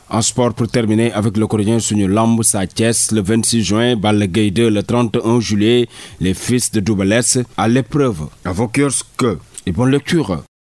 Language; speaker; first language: French; non-native, local second language; Wolof